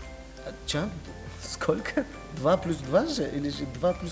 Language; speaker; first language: Russian; non-native, fluent; Tajik